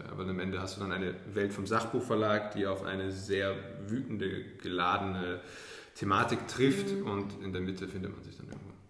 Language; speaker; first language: German; early bilingual, other home language; English